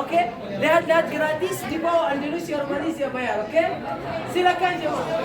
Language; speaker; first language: Indonesian; non-native, learner; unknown